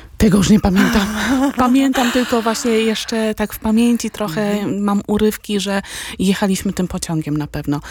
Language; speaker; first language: Polish; early bilingual, other home language; Vietnamese